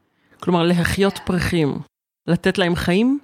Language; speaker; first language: Hebrew; native; Hebrew